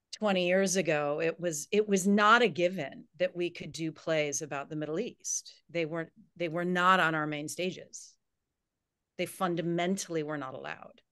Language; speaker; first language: English; native; English